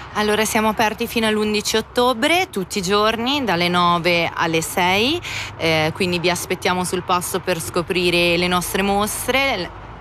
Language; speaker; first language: Italian; native; Italian